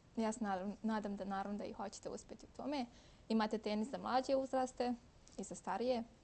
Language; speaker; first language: Croatian; native; Croatian